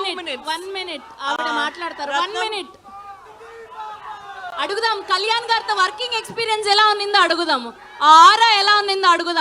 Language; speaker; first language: Telugu; native; Telugu